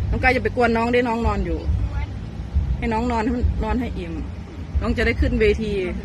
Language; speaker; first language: Thai; native; Thai